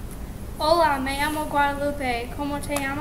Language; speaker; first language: Spanish; non-native, learner; English